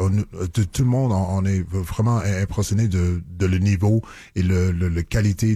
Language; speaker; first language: French; non-native, local second language; English